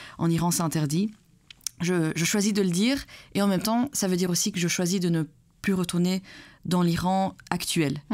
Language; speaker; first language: French; early bilingual, other home language; Persian